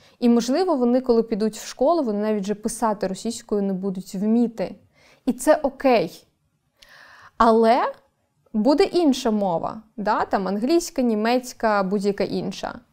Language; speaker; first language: Ukrainian; non-native, local second language; Crimean Tatar